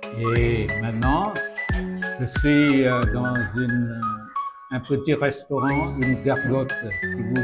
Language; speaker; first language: French; non-native, fluent; Vietnamese